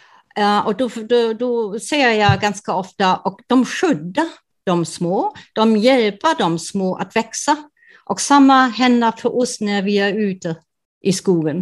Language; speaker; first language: Swedish; non-native, fluent; German